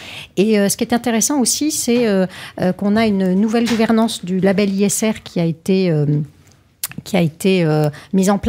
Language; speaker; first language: French; native; French